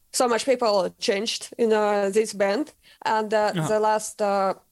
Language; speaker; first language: English; non-native, learner; Russian